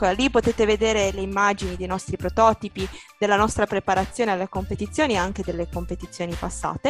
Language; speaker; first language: Italian; native; Italian